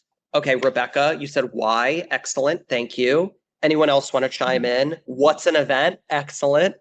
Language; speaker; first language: English; native; English